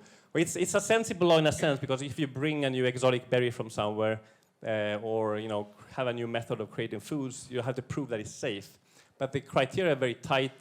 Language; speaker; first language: English; non-native, fluent; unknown